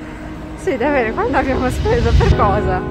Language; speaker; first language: Italian; non-native, learner; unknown